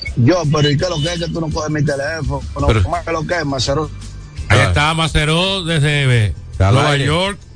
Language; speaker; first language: Spanish; native; Spanish